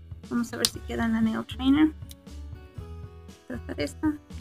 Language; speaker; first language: Spanish; early bilingual, heritage; Spanish